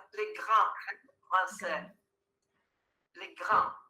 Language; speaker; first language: French; non-native, fluent; Portuguese